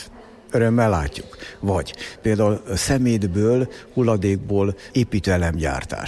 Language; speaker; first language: Hungarian; native; Hungarian